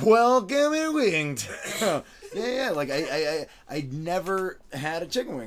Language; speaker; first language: English; early bilingual, other home language; Spanish